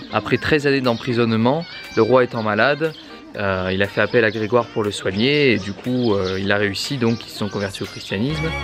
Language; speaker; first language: French; native; French